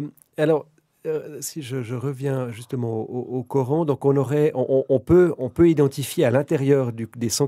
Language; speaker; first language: French; native; French